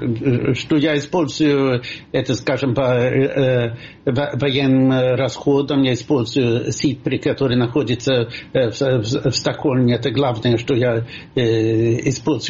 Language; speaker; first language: Russian; non-native, fluent; Swedish